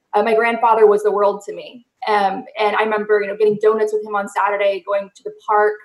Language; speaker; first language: English; native; English